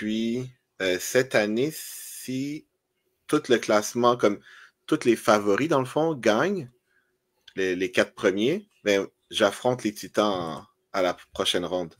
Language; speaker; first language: French; native; French